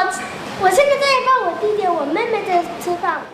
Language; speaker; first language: Chinese; early bilingual, heritage; Chinese